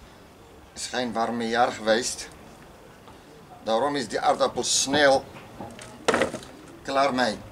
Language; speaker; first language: Dutch; non-native, learner; Arabic